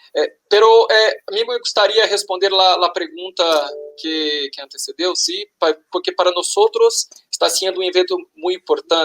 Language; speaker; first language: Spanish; non-native, learner; Portuguese